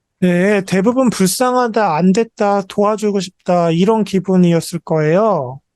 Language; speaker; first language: Korean; native; Korean